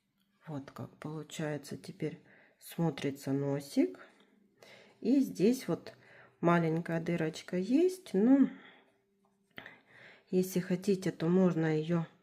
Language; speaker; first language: Russian; native; Russian